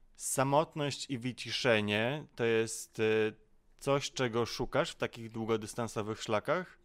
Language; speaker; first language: Polish; native; Polish